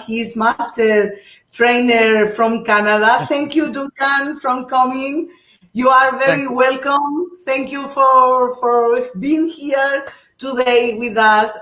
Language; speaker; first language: English; non-native, fluent; Portuguese